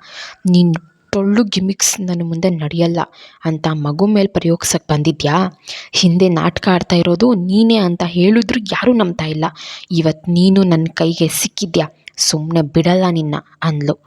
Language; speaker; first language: Kannada; native; Kannada